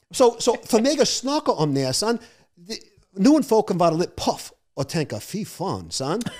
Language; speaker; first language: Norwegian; non-native, fluent; English